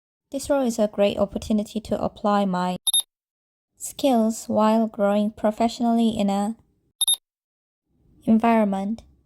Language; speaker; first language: English; non-native, fluent; Korean